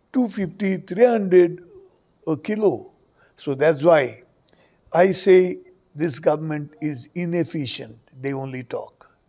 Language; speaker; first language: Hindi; non-native, local second language; Konkani